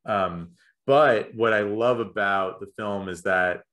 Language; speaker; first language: English; native; English